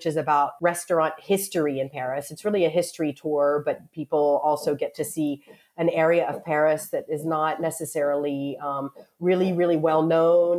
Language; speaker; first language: English; native; English